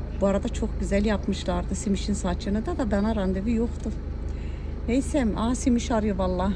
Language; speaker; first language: Turkish; early bilingual, heritage; Turkish